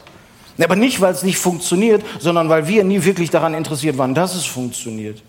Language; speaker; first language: German; native; German